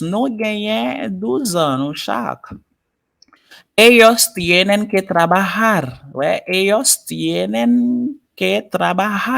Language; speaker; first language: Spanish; non-native, fluent; Haitian Creole